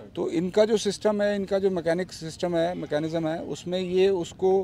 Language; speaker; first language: Hindi; native; Hindi